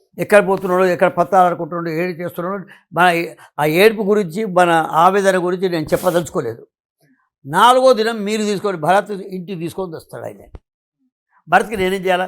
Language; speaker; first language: Telugu; native; Telugu